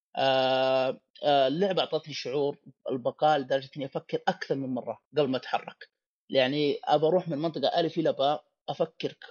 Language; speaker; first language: Arabic; native; Arabic